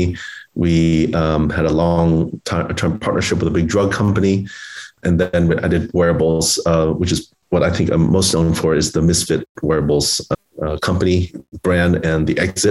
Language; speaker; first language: English; native; English